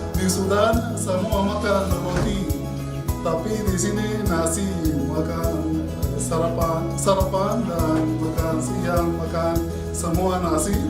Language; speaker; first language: Indonesian; non-native, learner; Arabic